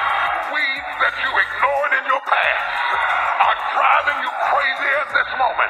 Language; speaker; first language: English; native; English